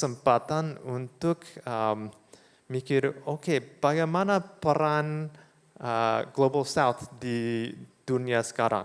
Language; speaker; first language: Indonesian; non-native, fluent; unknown